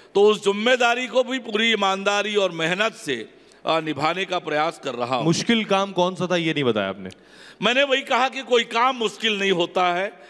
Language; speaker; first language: Hindi; native; Hindi